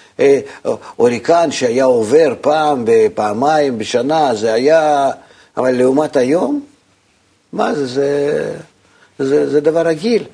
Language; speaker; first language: Hebrew; non-native, fluent; Russian